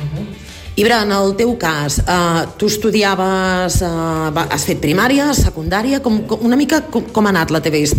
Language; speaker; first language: Catalan; native; Catalan